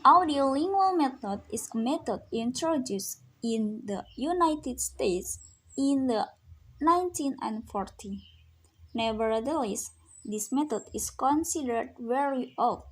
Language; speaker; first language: English; non-native, learner; Indonesian